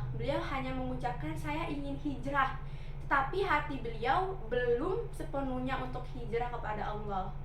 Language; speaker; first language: Indonesian; native; Indonesian